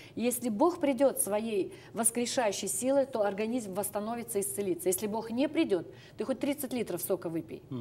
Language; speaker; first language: Russian; native; Russian